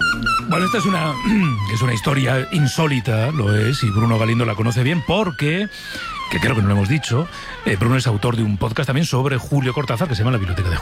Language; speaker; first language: Spanish; native; Spanish